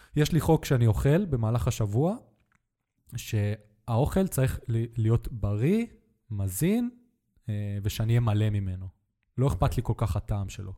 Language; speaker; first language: Hebrew; native; Hebrew